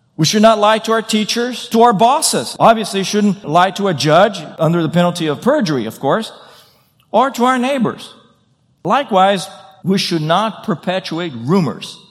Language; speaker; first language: English; non-native, fluent; Portuguese